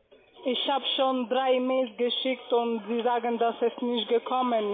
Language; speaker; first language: German; non-native, fluent; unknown